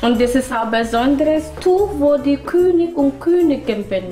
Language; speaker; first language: German; non-native, learner; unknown